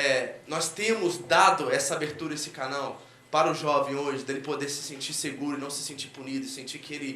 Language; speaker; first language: Portuguese; native; Portuguese